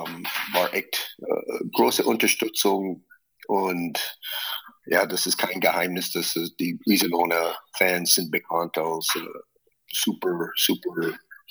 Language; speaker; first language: German; non-native, fluent; English